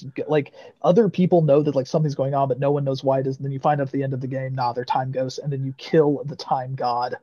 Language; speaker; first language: English; native; English